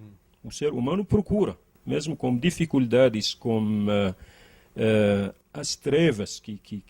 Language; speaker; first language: Portuguese; non-native, learner; Arabic